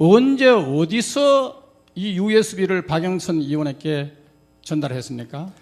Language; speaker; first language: Korean; native; Korean